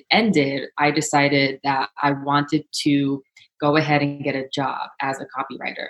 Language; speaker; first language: English; native; English